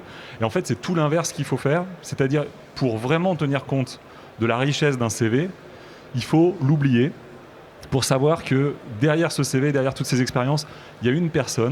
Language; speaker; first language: French; native; French